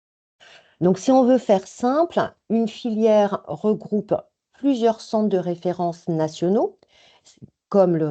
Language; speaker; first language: French; native; French